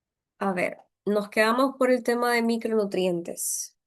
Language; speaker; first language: Spanish; native; Spanish